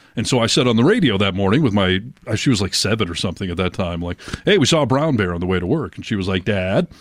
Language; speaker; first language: English; native; English